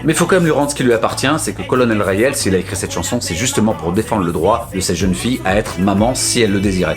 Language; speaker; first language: French; native; French